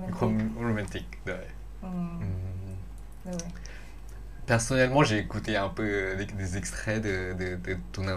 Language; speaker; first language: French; non-native, fluent; Lao